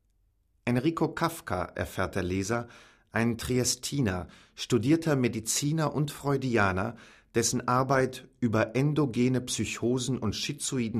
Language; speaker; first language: German; native; German